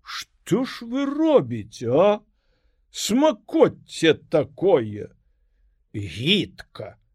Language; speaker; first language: Belarusian; non-native, local second language; Russian